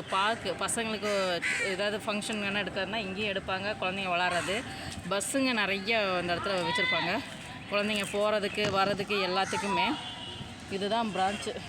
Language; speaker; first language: Tamil; native; Tamil